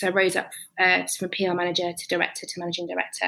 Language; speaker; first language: English; native; English